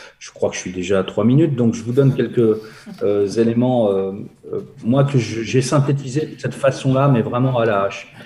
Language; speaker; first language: French; native; French